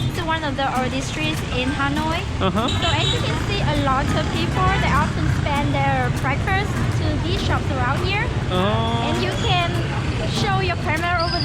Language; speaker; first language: English; non-native, local second language; Vietnamese